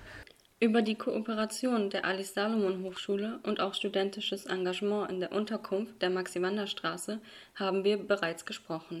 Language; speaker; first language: German; native; German